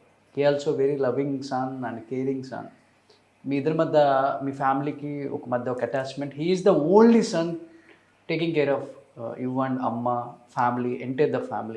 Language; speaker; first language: Telugu; native; Telugu